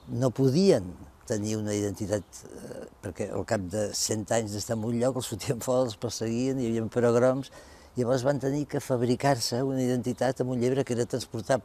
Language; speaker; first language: Catalan; native; Catalan